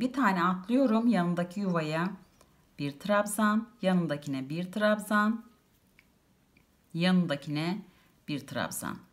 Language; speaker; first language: Turkish; native; Turkish